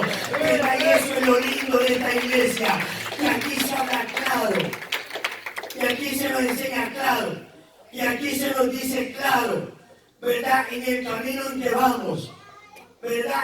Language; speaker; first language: Spanish; native; Spanish